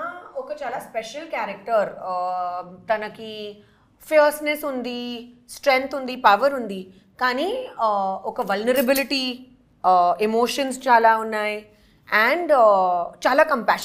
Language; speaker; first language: Telugu; non-native, learner; Hindi